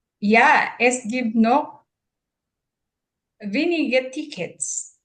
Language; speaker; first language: German; non-native, learner; Filipino